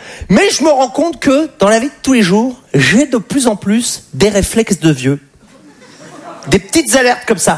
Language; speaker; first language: French; native; French